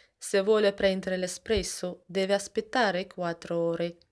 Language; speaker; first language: Italian; non-native, fluent; Russian